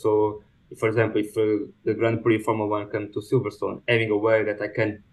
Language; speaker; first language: English; non-native, fluent; Portuguese